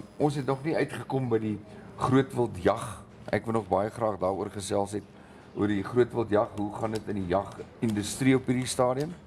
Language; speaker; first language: Afrikaans; native; Afrikaans